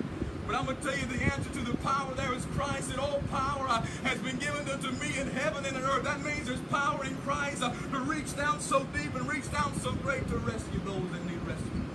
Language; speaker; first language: English; native; English